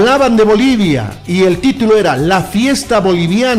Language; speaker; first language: Spanish; native; Spanish